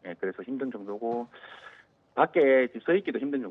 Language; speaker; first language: Korean; native; Korean